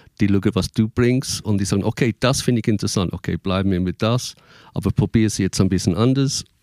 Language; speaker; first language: German; non-native, fluent; English